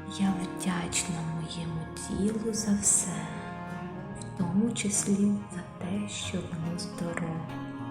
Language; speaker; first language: Ukrainian; native; Ukrainian